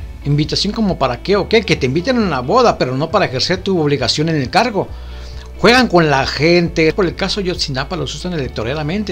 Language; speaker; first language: Spanish; native; Spanish